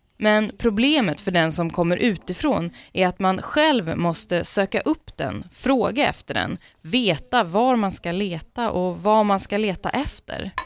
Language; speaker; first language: Swedish; native; Swedish